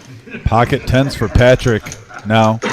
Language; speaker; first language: English; native; English